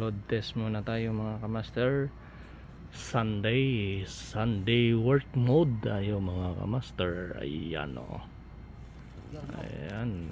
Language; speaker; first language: Filipino; native; Filipino